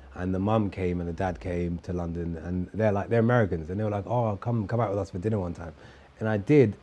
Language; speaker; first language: English; native; English